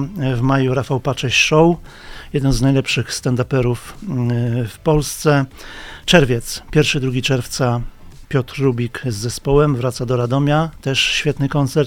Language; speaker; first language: Polish; native; Polish